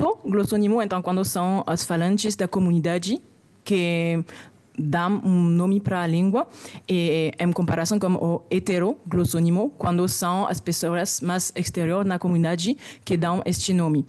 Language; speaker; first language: Portuguese; non-native, fluent; French